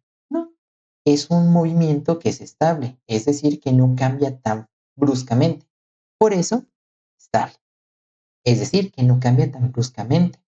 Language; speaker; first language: Spanish; native; Spanish